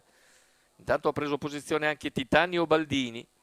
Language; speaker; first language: Italian; native; Italian